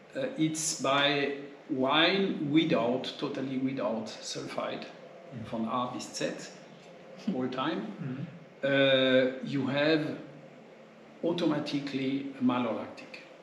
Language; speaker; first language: English; non-native, learner; French